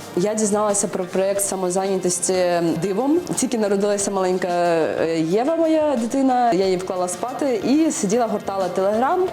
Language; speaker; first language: Ukrainian; early bilingual, other home language; Uzbek